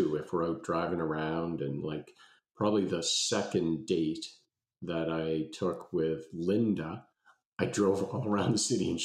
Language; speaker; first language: English; native; English